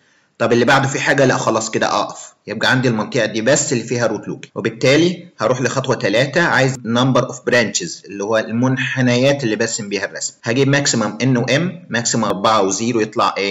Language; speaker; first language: Arabic; native; Arabic